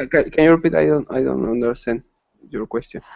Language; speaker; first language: English; non-native, learner; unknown